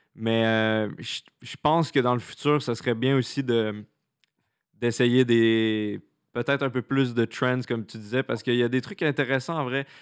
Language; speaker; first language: French; native; French